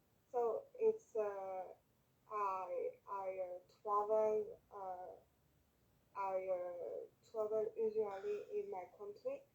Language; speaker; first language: English; non-native, learner; French